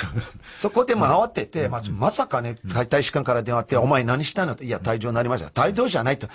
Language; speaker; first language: Japanese; non-native, fluent; Portuguese